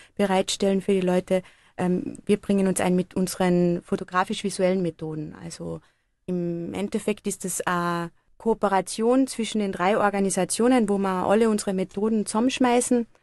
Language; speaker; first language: German; native; German